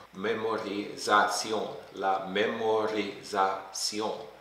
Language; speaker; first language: Spanish; non-native, fluent; English